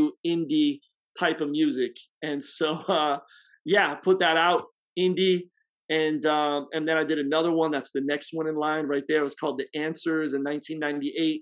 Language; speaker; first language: English; native; English